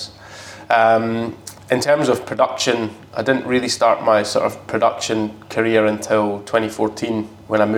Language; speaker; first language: English; native; English